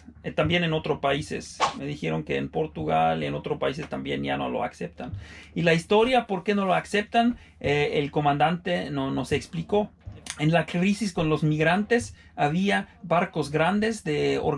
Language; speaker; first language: Spanish; non-native, fluent; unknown